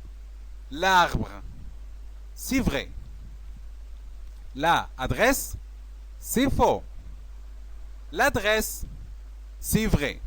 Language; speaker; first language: French; non-native, fluent; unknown